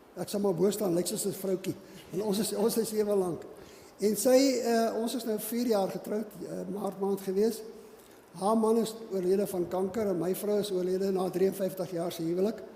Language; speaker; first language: Afrikaans; non-native, local second language; English